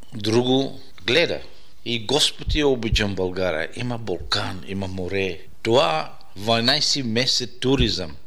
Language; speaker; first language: Bulgarian; non-native, learner; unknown